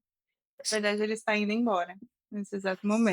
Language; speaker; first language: Portuguese; native; Portuguese